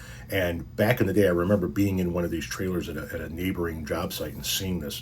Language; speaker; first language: English; native; English